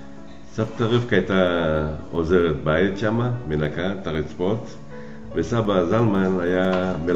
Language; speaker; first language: Hebrew; non-native, fluent; Yiddish